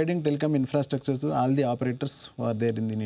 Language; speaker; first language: English; non-native, local second language; Telugu